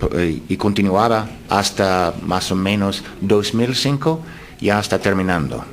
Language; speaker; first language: Spanish; non-native, fluent; English